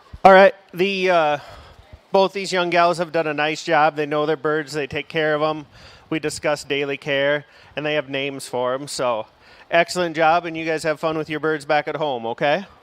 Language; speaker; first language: English; native; English